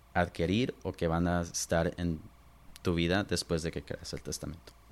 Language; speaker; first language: Spanish; early bilingual, heritage; Spanish